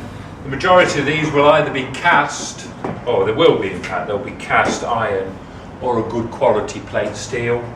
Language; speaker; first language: English; native; English